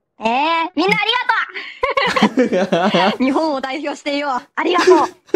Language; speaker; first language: Japanese; native; Japanese